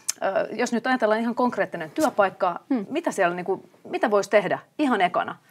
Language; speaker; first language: Finnish; native; Finnish